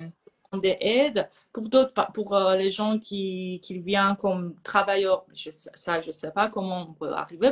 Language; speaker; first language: French; non-native, fluent; Persian